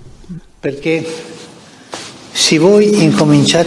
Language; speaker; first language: Italian; non-native, fluent; Spanish